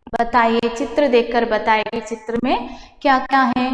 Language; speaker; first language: Hindi; non-native, local second language; Malayalam